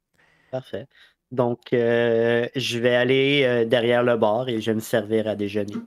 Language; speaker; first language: French; native; French